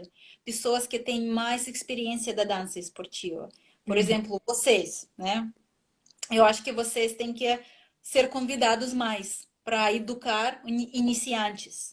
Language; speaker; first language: Portuguese; non-native, fluent; Russian